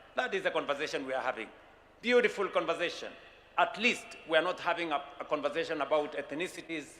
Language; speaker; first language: English; non-native, local second language; Kalenjin